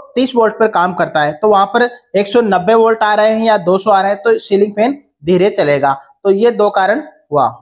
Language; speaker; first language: Hindi; native; Hindi